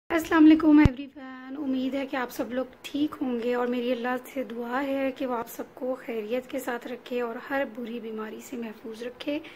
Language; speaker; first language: Urdu; native; Urdu